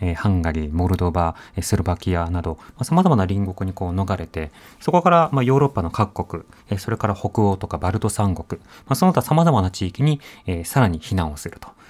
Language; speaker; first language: Japanese; native; Japanese